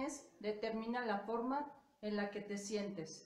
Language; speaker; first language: Spanish; native; Spanish